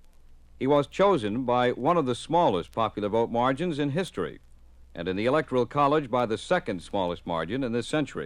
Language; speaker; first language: English; native; English